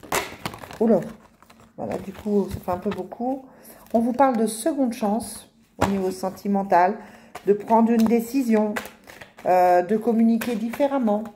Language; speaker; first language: French; native; French